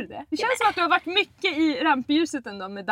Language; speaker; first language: Swedish; native; Swedish